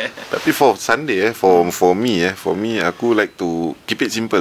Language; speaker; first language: English; non-native, local second language; Malay